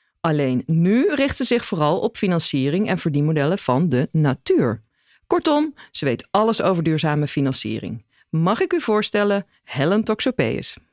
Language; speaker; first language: Dutch; native; Dutch